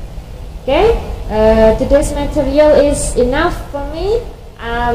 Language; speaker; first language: English; non-native, fluent; Indonesian